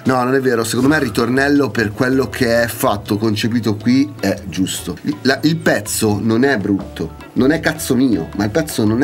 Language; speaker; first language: Italian; native; Italian